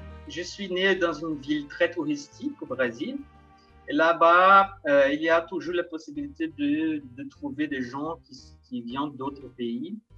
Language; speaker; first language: French; non-native, fluent; Portuguese